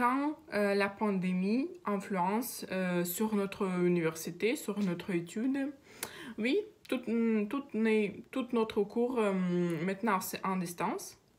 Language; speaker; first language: French; non-native, learner; Russian